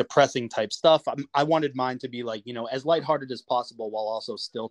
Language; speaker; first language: English; native; English